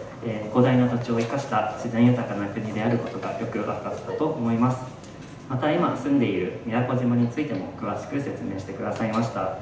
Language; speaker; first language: Japanese; native; Japanese